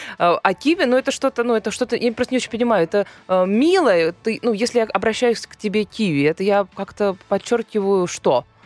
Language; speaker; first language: Russian; native; Russian